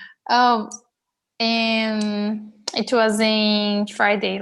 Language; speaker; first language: English; non-native, learner; Portuguese